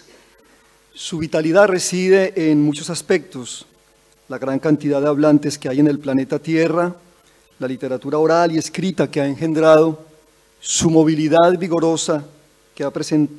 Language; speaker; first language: Spanish; native; Spanish